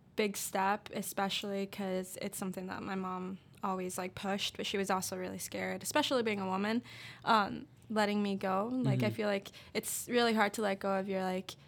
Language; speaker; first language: English; native; English